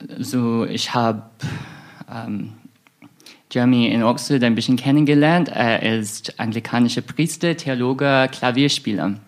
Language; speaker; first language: German; non-native, fluent; English